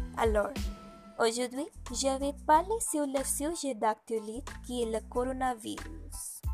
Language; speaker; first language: French; non-native, learner; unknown